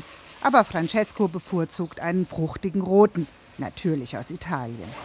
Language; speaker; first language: German; native; German